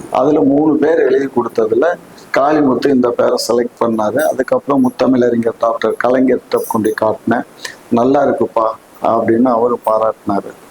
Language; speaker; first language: Tamil; non-native, local second language; Telugu